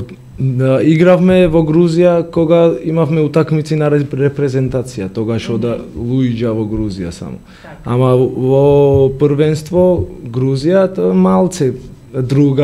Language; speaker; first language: Macedonian; non-native, learner; Georgian